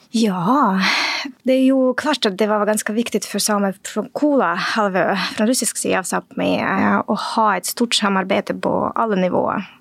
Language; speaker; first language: Norwegian; non-native, fluent; Russian